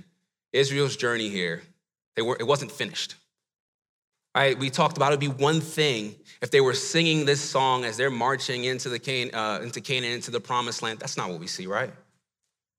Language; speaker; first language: English; native; English